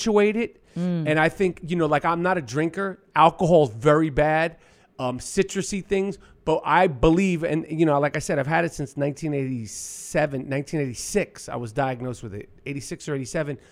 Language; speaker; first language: English; native; English